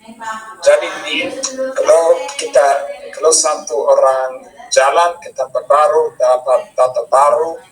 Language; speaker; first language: Indonesian; non-native, fluent; English